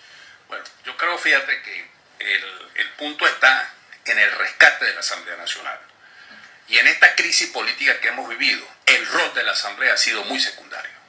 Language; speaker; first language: Spanish; native; Spanish